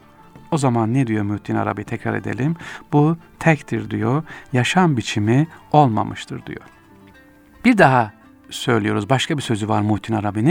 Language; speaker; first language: Turkish; native; Turkish